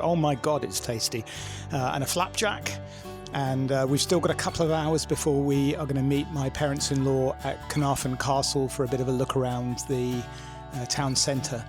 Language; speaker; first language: English; native; English